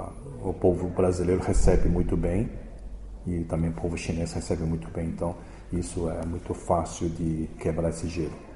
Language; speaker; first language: Portuguese; early bilingual, other home language; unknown